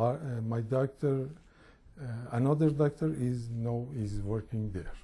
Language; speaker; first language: English; non-native, learner; Persian